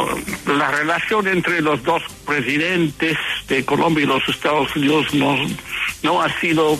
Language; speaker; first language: Spanish; non-native, fluent; English